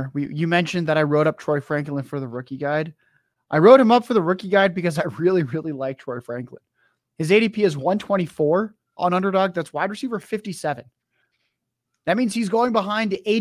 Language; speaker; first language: English; native; English